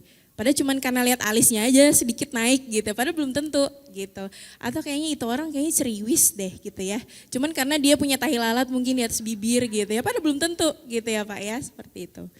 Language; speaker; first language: Indonesian; native; Indonesian